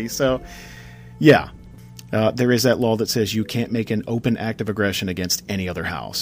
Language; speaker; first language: English; native; English